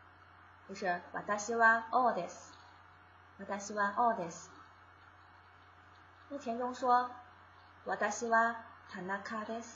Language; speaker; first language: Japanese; non-native, fluent; Chinese